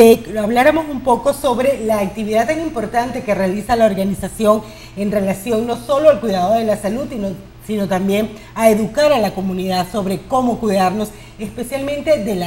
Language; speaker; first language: Spanish; native; Spanish